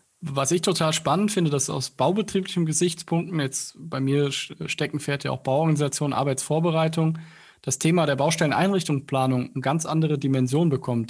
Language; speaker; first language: German; native; German